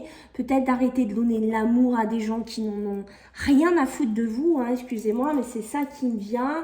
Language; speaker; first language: French; native; French